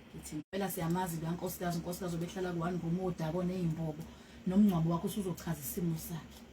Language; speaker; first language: Zulu; native; Zulu